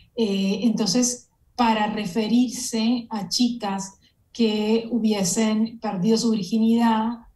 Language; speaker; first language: Spanish; native; Spanish